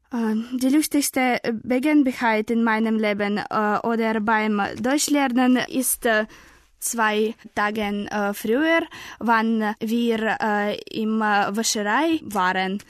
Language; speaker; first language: German; non-native, learner; Russian